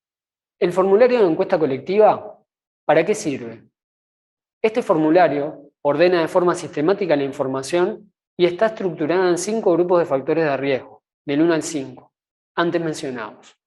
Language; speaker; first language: Spanish; native; Spanish